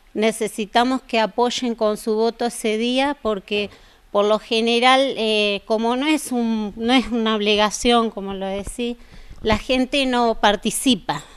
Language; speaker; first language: Spanish; native; Spanish